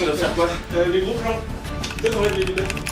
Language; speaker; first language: French; native; French